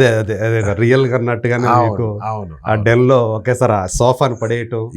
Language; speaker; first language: Telugu; native; Telugu